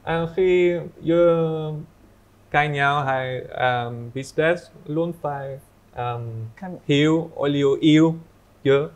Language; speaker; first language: Vietnamese; non-native, learner; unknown